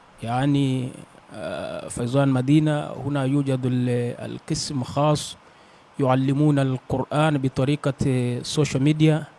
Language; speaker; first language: Arabic; non-native, fluent; Swahili